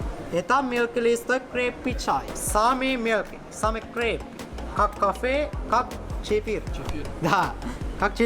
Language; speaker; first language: Russian; non-native, learner; Sinhala